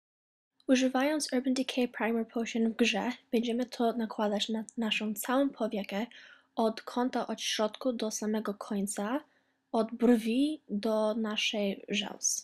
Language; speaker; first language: Polish; early bilingual, heritage; Polish